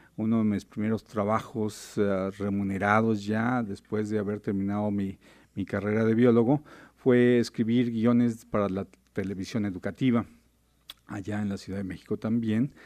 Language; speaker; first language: Spanish; native; Spanish